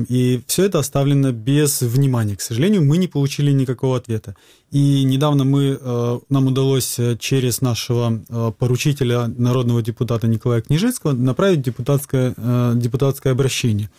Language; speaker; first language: Russian; native; Russian